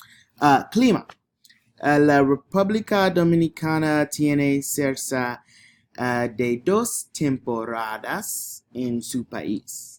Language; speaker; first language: Spanish; non-native, learner; English